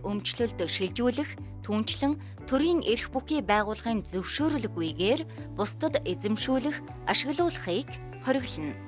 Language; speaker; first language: Mongolian; native; Mongolian